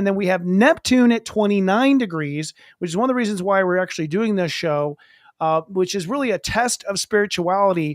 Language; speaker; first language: English; native; English